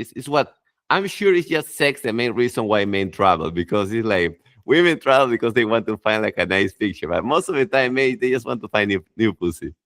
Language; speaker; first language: English; non-native, fluent; Spanish